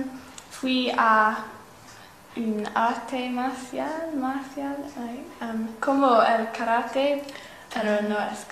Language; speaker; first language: Spanish; non-native, learner; English